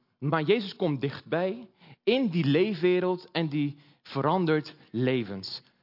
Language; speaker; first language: Dutch; early bilingual, other home language; Portuguese